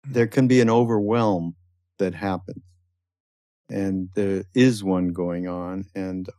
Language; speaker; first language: English; native; English